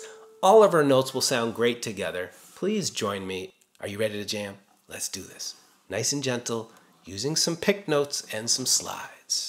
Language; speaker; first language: English; native; English